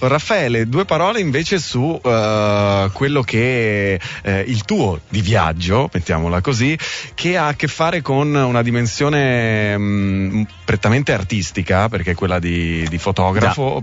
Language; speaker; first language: Italian; native; Italian